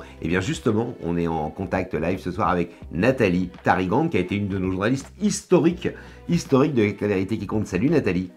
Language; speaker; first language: French; native; French